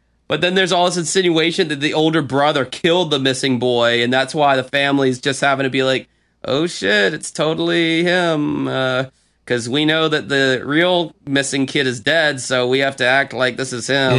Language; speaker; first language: English; native; English